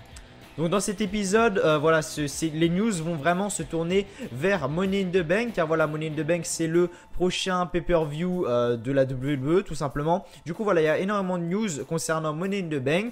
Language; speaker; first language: French; native; French